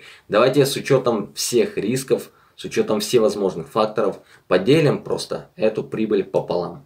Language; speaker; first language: Russian; native; Russian